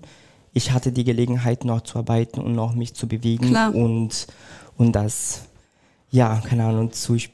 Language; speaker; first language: German; non-native, fluent; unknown